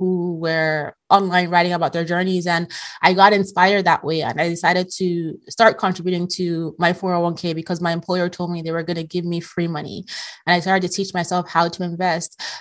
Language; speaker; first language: English; non-native, local second language; Yoruba